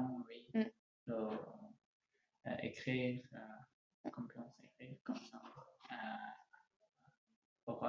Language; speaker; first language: French; non-native, learner; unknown